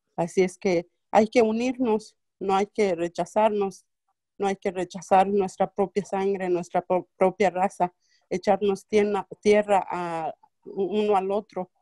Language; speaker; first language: Spanish; non-native, local second language; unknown